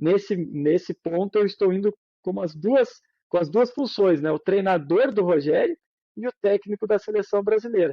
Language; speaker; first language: Portuguese; native; Portuguese